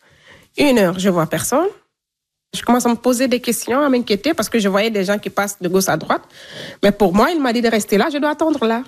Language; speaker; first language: French; non-native, local second language; Fula